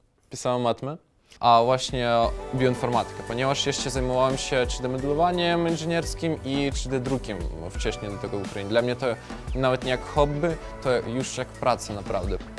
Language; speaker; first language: Polish; non-native, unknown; Russian